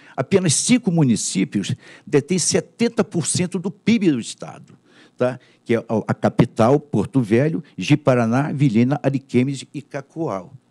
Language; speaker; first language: Portuguese; native; Portuguese